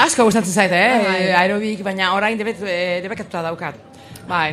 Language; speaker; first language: Basque; non-native, local second language; Spanish